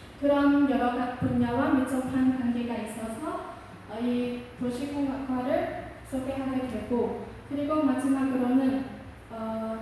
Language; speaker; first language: Korean; non-native, local second language; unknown